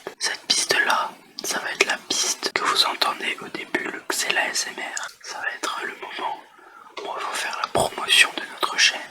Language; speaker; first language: French; native; French